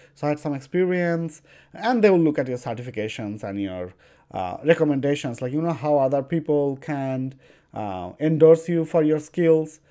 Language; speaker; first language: English; non-native, local second language; Bangla